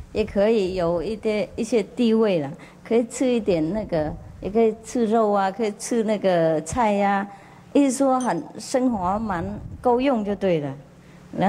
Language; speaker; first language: Chinese; non-native, fluent; Vietnamese